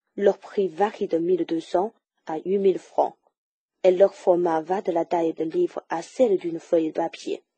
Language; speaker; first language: French; non-native, fluent; Chinese